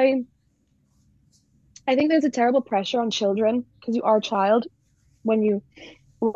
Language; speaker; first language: English; native; English